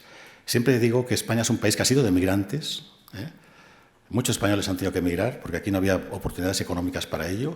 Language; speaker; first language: Spanish; native; Spanish